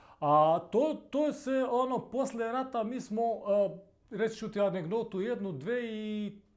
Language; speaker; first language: Serbian; non-native, local second language; Albanian